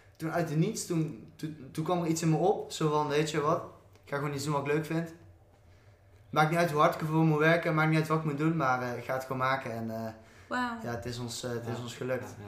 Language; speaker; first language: Dutch; native; Dutch